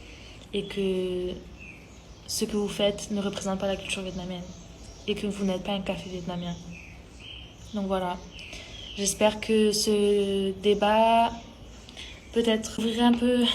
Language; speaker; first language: French; early bilingual, other home language; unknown